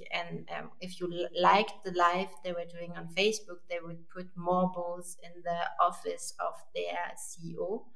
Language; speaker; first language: English; non-native, fluent; French